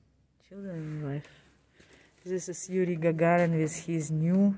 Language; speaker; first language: English; non-native, learner; Russian